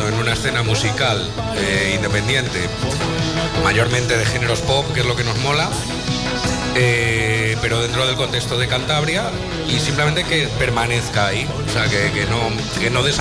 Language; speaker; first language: Spanish; native; Spanish